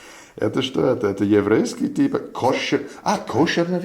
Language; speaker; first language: Russian; non-native, learner; English